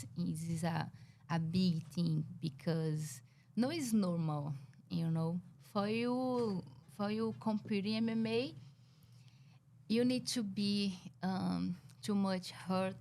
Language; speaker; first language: English; non-native, learner; Portuguese